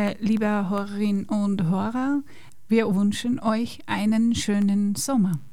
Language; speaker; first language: German; non-native, fluent; Persian